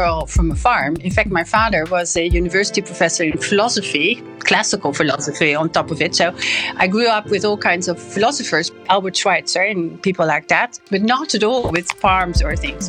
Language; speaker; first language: English; non-native, fluent; French